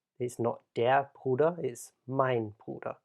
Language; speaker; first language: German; non-native, fluent; English